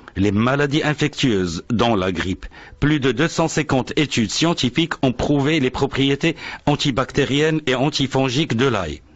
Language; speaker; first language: French; non-native, local second language; Arabic